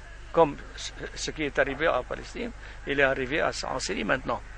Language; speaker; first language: French; non-native, fluent; Arabic